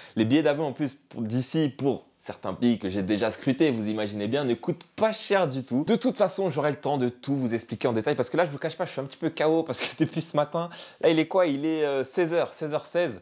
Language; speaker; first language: French; native; French